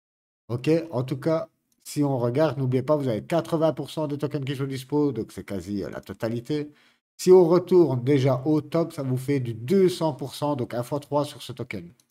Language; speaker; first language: French; native; French